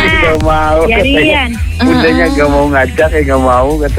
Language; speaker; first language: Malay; non-native, local second language; Sundanese